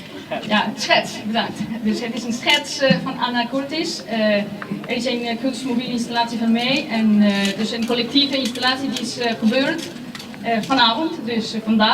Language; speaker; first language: Dutch; non-native, fluent; Spanish